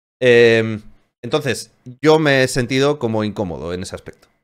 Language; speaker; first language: Spanish; native; Spanish